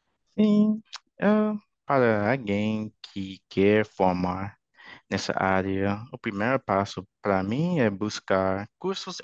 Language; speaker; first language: Portuguese; non-native, fluent; English